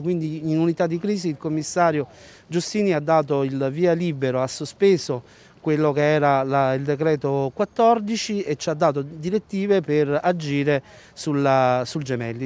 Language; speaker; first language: Italian; native; Italian